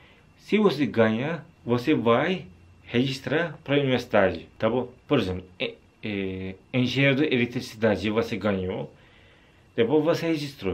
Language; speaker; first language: Portuguese; non-native, learner; Turkish